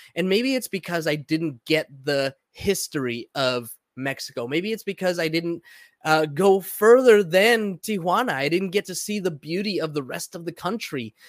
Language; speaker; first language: English; early bilingual, other home language; Spanish